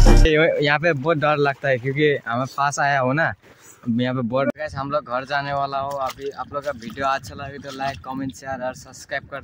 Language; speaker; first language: Hindi; non-native, local second language; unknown